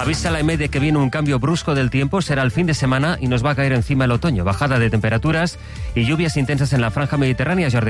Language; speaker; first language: Spanish; native; Spanish